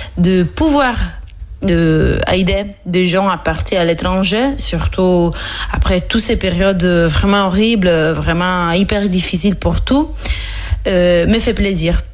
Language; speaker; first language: French; non-native, learner; Italian